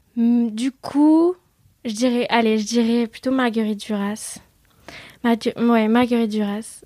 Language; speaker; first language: French; early bilingual, other home language; Vietnamese